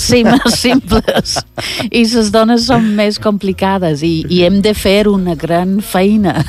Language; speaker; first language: Catalan; non-native, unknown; English